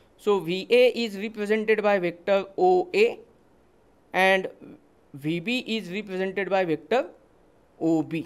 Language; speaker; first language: English; non-native, local second language; Marathi